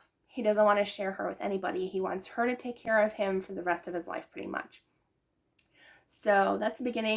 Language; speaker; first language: English; native; English